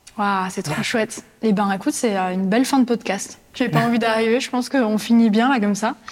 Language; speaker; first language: French; native; French